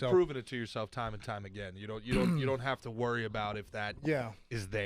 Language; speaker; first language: English; native; English